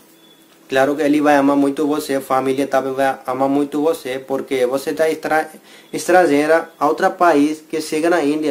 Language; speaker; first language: Portuguese; non-native, learner; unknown